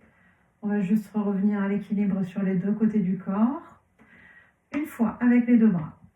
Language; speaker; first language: French; native; French